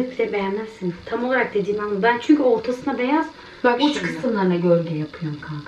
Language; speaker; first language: Turkish; native; Turkish